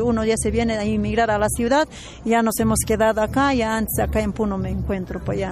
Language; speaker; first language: Spanish; native; Spanish